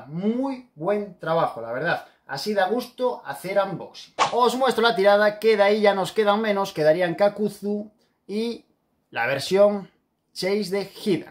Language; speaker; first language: Spanish; native; Spanish